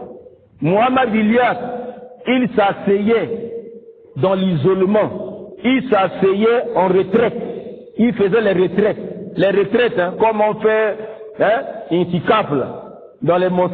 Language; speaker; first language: French; non-native, local second language; Lingala